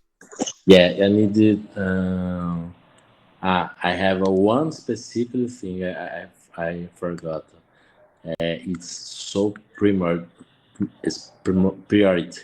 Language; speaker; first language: English; non-native, learner; Portuguese